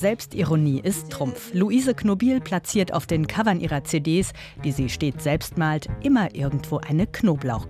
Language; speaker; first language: German; native; German